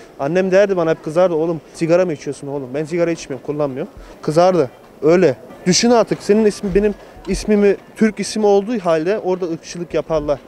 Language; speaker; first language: Turkish; early bilingual, heritage; Turkish